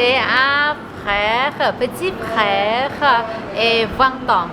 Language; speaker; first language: French; non-native, learner; Thai